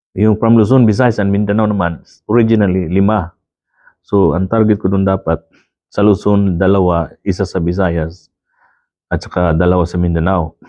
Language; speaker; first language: Filipino; non-native, local second language; Waray